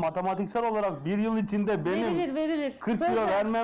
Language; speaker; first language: Turkish; native; Turkish